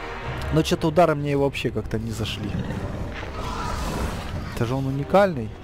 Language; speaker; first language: Russian; native; Russian